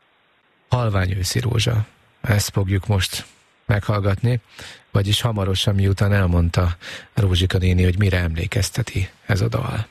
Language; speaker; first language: Hungarian; native; Hungarian